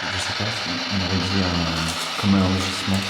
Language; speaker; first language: French; native; French